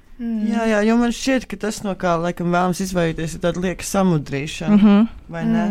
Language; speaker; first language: Latvian; native; Latvian